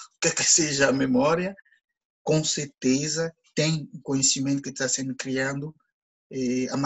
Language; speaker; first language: Portuguese; non-native, fluent; Ewe